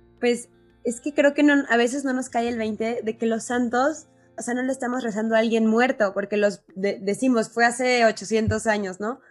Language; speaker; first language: Spanish; native; Spanish